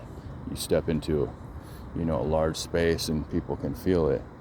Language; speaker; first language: English; native; English